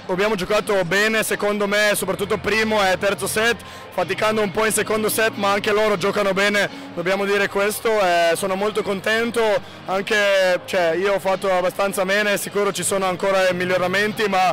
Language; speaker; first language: Italian; non-native, fluent; Slovenian